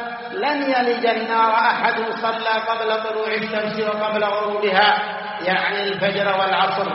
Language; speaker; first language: Arabic; native; Arabic